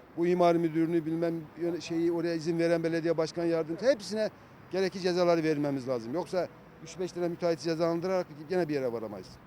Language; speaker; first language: Turkish; native; Turkish